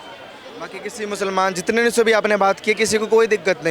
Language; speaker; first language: Hindi; native; Hindi